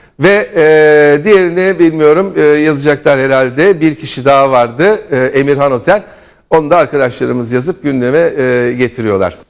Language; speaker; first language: Turkish; native; Turkish